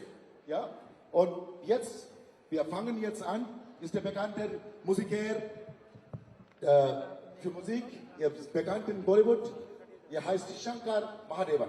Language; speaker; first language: German; non-native, learner; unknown